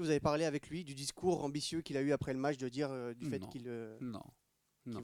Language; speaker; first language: French; native; French